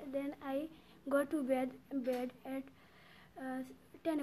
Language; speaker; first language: English; non-native, learner; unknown